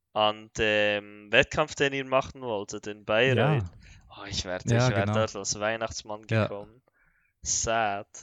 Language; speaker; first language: German; native; German